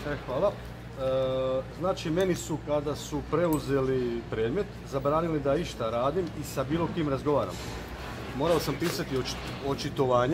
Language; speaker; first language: Croatian; native; Croatian